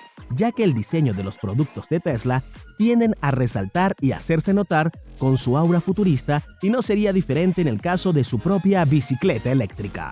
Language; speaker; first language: Spanish; native; Spanish